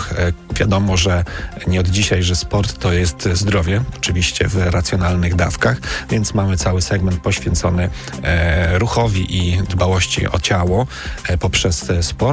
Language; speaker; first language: Polish; native; Polish